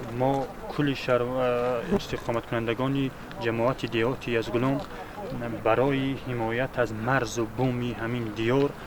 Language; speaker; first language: Tajik; non-native, local second language; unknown